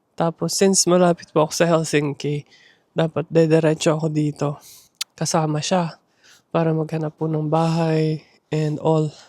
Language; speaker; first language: Filipino; native; Filipino